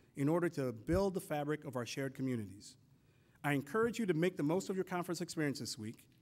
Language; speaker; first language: English; native; English